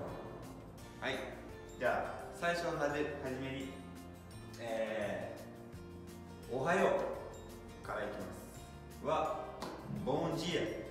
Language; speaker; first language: Japanese; non-native, fluent; Portuguese